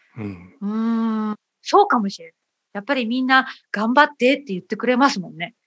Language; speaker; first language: Japanese; native; Japanese